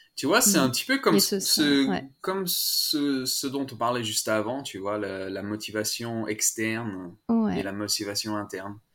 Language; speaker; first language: French; native; French